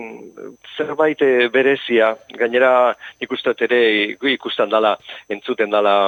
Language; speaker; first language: Basque; non-native, local second language; Spanish